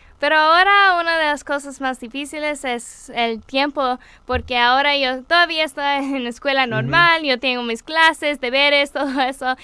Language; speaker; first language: Spanish; non-native, learner; English